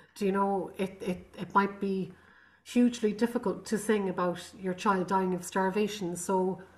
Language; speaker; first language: English; non-native, local second language; Irish